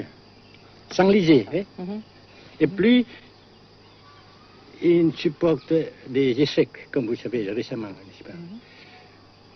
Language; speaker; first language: French; non-native, fluent; Vietnamese